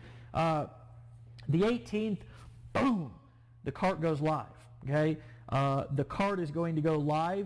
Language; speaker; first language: English; native; English